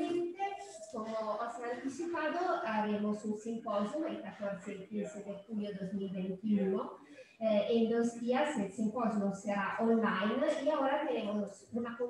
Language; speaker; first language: Spanish; non-native, fluent; Italian